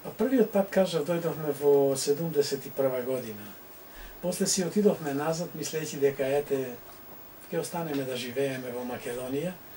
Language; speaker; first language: Macedonian; native; Macedonian